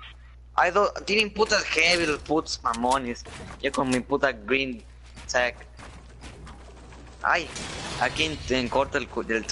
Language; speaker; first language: Spanish; early bilingual, heritage; Spanish